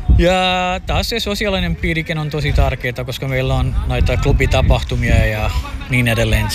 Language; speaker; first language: Finnish; non-native, fluent; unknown